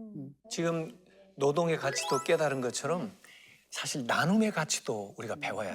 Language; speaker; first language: Korean; native; Korean